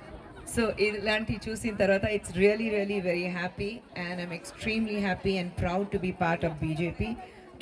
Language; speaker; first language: Telugu; non-native, learner; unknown